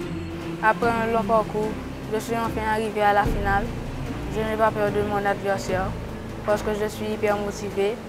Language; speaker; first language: French; non-native, local second language; Haitian Creole